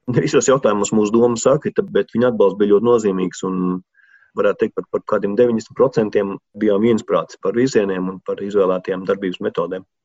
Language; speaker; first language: Latvian; native; Latvian